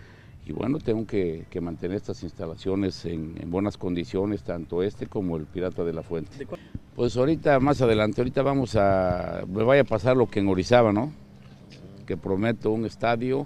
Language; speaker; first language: Spanish; native; Spanish